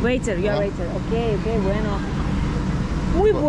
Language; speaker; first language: Spanish; non-native, learner; Turkish